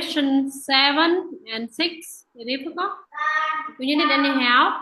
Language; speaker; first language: English; non-native, fluent; Vietnamese